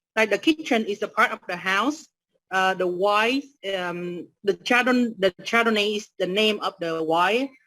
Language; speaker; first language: English; non-native, learner; Vietnamese